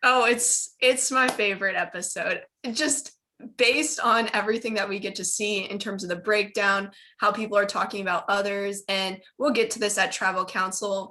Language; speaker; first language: English; native; English